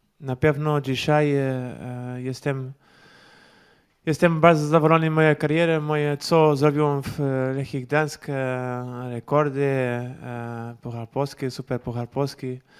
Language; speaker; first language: Polish; non-native, learner; Portuguese